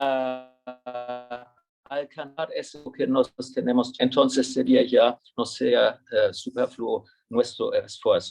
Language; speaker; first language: Spanish; non-native, fluent; German